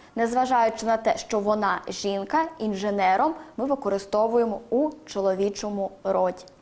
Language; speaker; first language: Ukrainian; native; Ukrainian